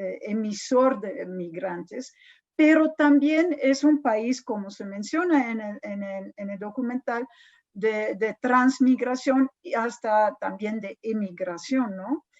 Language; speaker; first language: Spanish; non-native, fluent; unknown